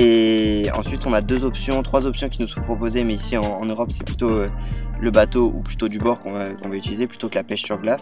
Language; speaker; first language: French; native; French